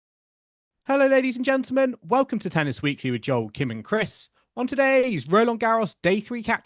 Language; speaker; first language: English; native; English